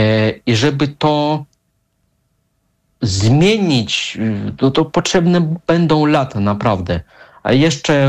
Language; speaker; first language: Polish; non-native, fluent; Russian